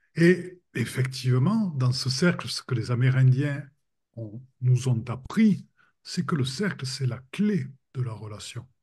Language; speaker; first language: French; native; French